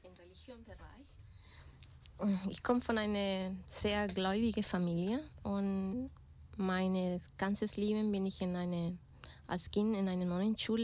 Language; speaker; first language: German; non-native, fluent; Spanish